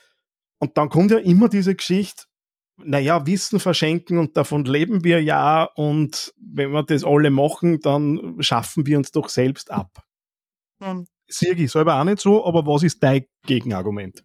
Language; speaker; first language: German; native; German